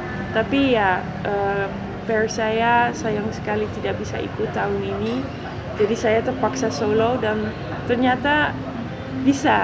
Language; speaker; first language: Indonesian; non-native, fluent; Dutch